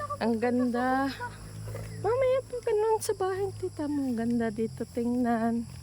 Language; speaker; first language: Filipino; non-native, local second language; Hiligaynon